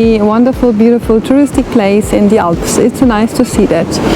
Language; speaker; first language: English; non-native, learner; German